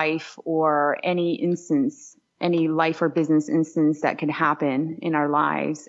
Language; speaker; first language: English; non-native, fluent; Georgian